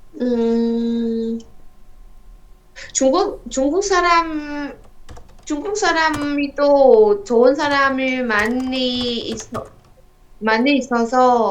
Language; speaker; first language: Korean; non-native, learner; Vietnamese